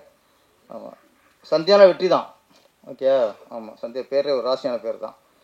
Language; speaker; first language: Tamil; native; Tamil